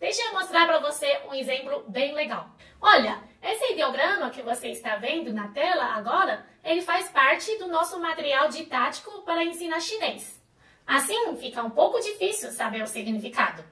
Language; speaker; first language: Portuguese; non-native, fluent; Chinese